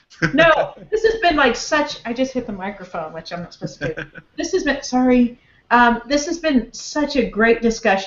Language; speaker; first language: English; native; English